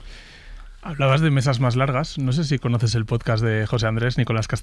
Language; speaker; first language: Spanish; native; Spanish